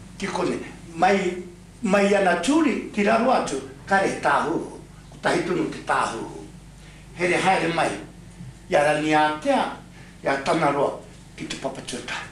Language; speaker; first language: Māori; native; Māori